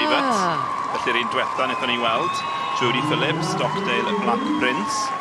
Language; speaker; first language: Welsh; native; Welsh